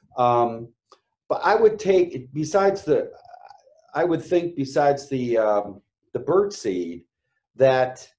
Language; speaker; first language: English; native; English